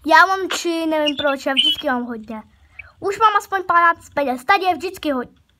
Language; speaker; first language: Czech; early bilingual, other home language; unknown